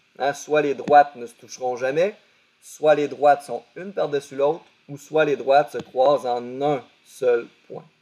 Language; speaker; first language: French; native; French